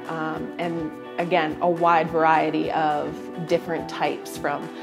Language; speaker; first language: English; native; English